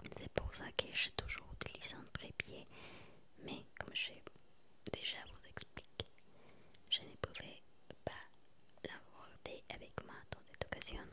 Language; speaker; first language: French; non-native, learner; Spanish